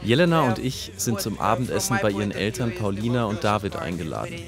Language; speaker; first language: German; native; German